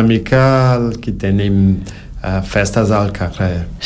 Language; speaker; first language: Catalan; non-native, learner; Portuguese